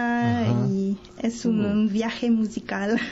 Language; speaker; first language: Spanish; non-native, learner; French